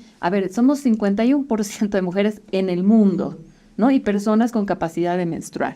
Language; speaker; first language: Spanish; native; Spanish